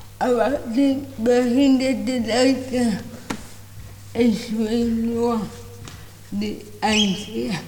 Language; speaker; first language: German; non-native, learner; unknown